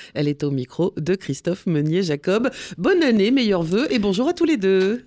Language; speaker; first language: French; non-native, fluent; English